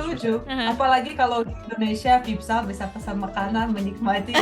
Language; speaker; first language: Indonesian; non-native, fluent; Russian